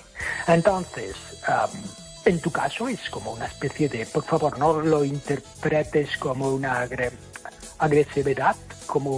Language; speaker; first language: Spanish; non-native, fluent; English